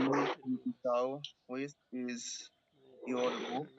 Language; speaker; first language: English; non-native, learner; Bangla